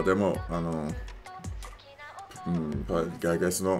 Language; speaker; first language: Japanese; non-native, learner; English